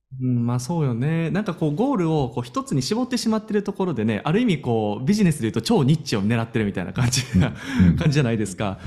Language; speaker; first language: Japanese; native; Japanese